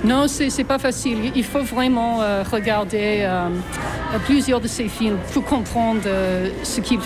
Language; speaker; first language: French; non-native, fluent; English